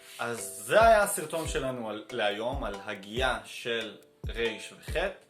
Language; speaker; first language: Hebrew; native; Hebrew